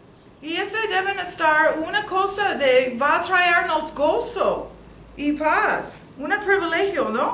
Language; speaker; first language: Spanish; non-native, learner; English